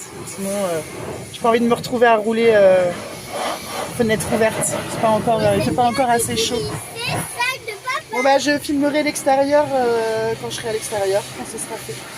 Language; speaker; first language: French; native; French